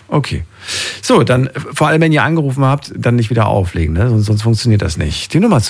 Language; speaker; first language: German; native; German